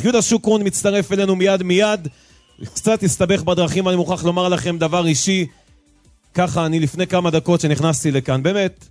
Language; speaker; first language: Hebrew; native; Hebrew